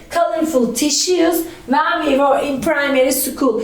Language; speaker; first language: English; non-native, fluent; Turkish